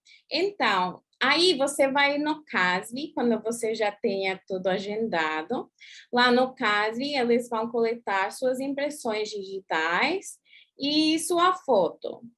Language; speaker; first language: Portuguese; non-native, fluent; English